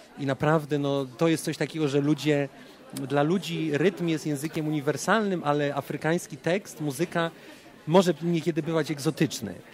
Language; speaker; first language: Polish; native; Polish